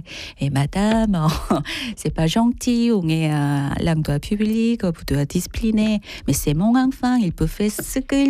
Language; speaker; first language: French; non-native, fluent; Korean